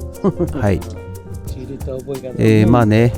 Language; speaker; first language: Japanese; native; Japanese